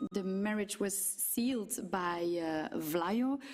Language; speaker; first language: English; non-native, fluent; Dutch